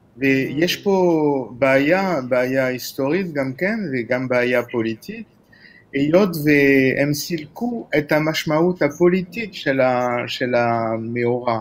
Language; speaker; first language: Hebrew; non-native, fluent; French